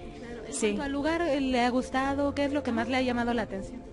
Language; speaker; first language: Spanish; native; Spanish